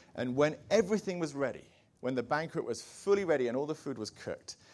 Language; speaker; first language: English; native; English